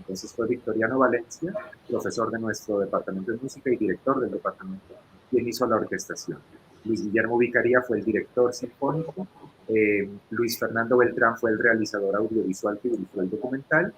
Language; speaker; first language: Spanish; native; Spanish